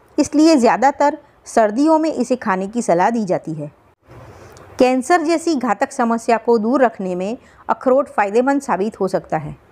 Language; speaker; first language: Hindi; non-native, local second language; Gujarati